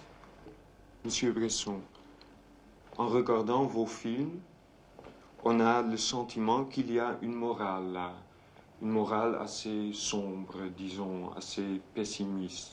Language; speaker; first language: French; non-native, fluent; Dutch